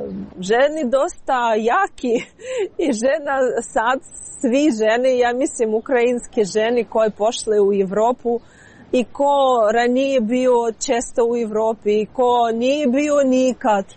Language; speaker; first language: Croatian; non-native, learner; Ukrainian